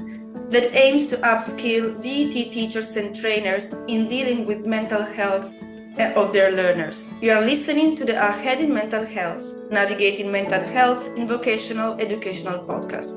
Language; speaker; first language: English; non-native, fluent; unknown